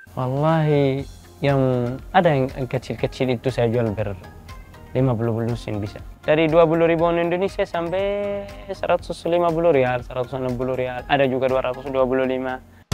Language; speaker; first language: Indonesian; non-native, learner; Arabic